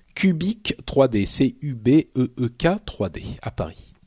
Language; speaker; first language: French; native; French